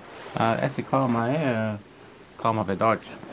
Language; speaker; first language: Portuguese; non-native, learner; Norwegian